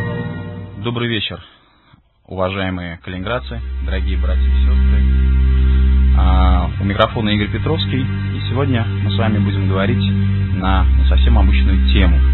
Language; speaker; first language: Russian; native; Russian